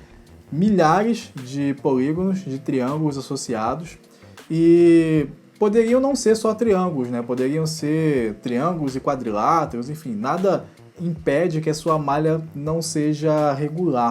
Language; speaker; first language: Portuguese; native; Portuguese